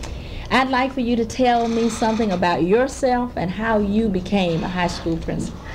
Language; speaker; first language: English; native; English